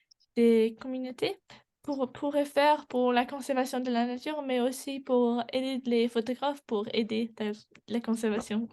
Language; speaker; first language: French; non-native, learner; English